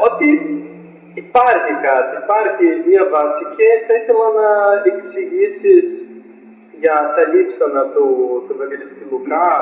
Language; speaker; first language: Greek; non-native, fluent; Portuguese